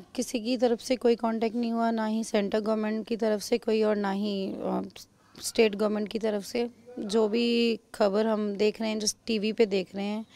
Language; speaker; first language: Hindi; non-native, local second language; Punjabi